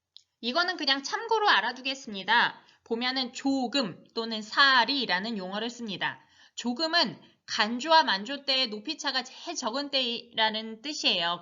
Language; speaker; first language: Korean; native; Korean